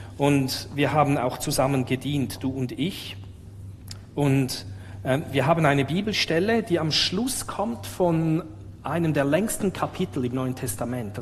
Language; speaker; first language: German; native; German